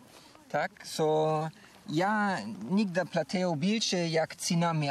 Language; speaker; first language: Ukrainian; non-native, learner; German